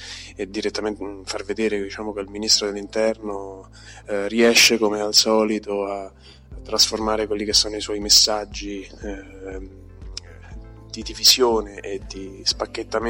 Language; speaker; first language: Italian; native; Italian